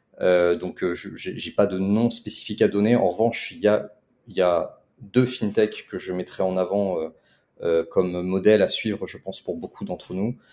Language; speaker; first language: French; native; French